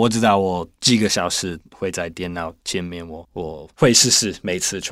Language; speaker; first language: Chinese; non-native, learner; English